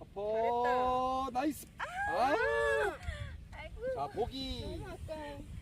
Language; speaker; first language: Korean; native; Korean